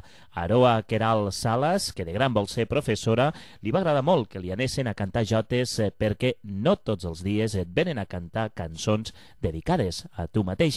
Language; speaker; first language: Catalan; native; Catalan